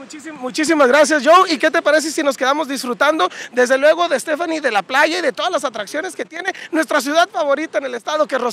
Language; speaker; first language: Spanish; native; Spanish